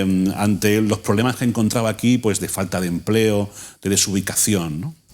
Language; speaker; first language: Spanish; native; Spanish